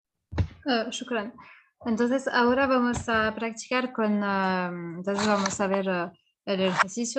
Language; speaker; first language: Spanish; non-native, fluent; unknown